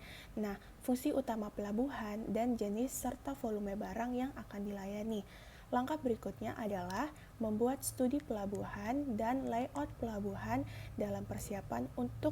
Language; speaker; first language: Indonesian; native; Indonesian